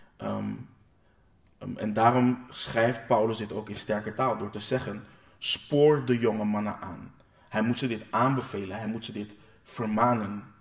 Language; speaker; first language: Dutch; non-native, local second language; Papiamento